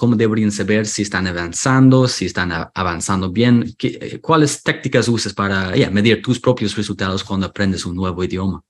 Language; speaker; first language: Spanish; non-native, fluent; English